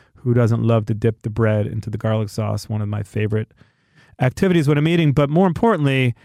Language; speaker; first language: English; native; English